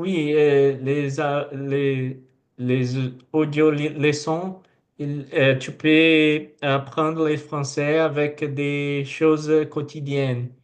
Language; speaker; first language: French; non-native, learner; Portuguese